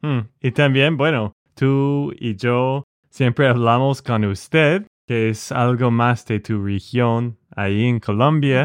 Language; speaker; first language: Spanish; non-native, fluent; English